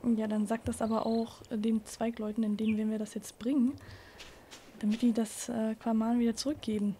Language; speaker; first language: German; native; German